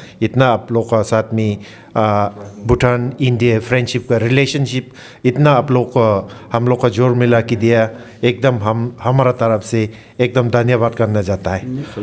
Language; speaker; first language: Hindi; non-native, learner; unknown